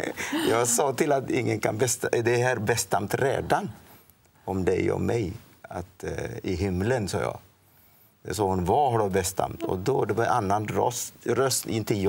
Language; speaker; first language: Swedish; non-native, fluent; Odia